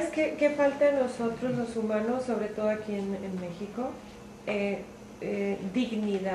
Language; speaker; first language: Spanish; native; Spanish